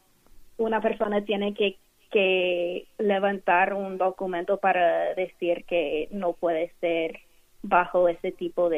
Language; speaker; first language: Spanish; non-native, fluent; English